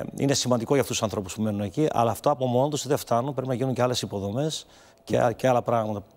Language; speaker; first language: Greek; native; Greek